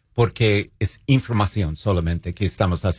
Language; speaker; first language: Spanish; non-native, fluent; English